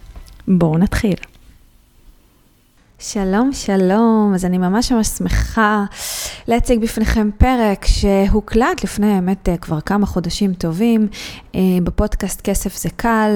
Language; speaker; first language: Hebrew; native; Hebrew